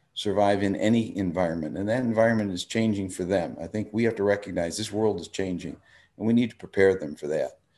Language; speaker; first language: English; native; English